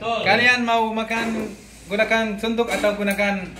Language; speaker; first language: Indonesian; non-native, learner; Arabic